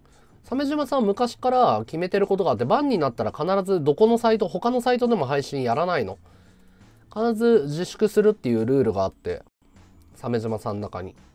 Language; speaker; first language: Japanese; native; Japanese